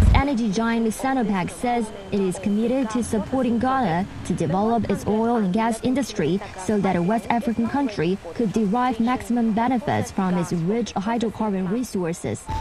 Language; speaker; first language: German; non-native, fluent; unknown